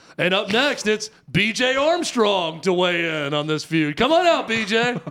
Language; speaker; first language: English; native; English